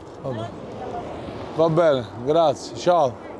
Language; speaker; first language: Italian; native; Italian